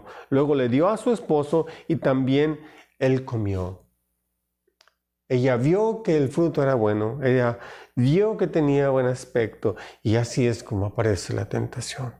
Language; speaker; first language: Spanish; native; Spanish